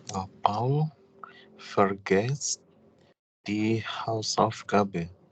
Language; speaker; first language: German; non-native, learner; Indonesian